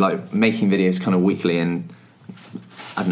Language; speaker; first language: English; native; English